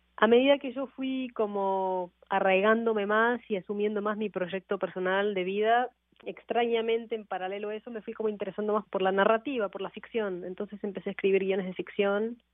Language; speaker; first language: Spanish; native; Spanish